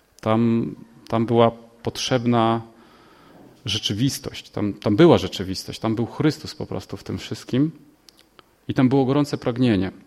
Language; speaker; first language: Polish; native; Polish